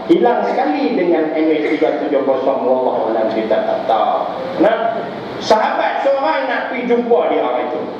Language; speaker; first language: Malay; non-native, local second language; Tamil